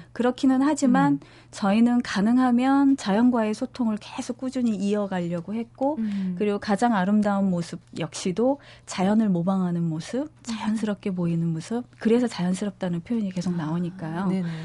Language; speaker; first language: Korean; native; Korean